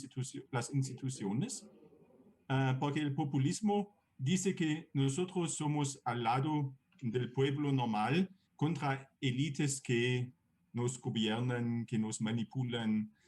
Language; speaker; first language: Spanish; non-native, fluent; German